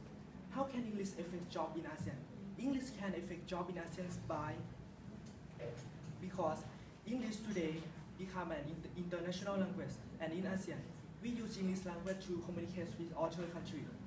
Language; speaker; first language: English; non-native, learner; Thai